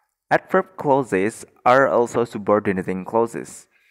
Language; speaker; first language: English; non-native, fluent; Indonesian